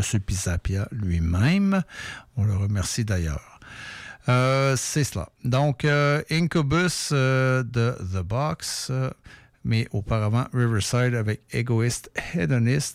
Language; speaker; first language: French; native; French